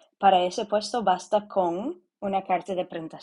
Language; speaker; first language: Spanish; non-native, fluent; English